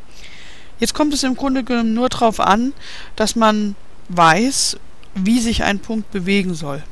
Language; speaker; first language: German; native; German